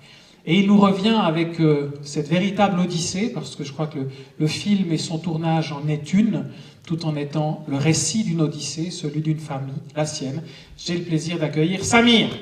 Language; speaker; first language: French; native; French